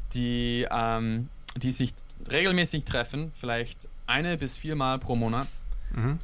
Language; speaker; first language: German; non-native, fluent; English